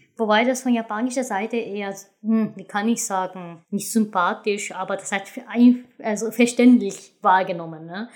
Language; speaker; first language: German; non-native, fluent; Japanese